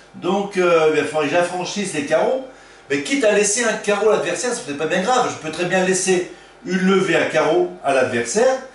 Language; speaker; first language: French; native; French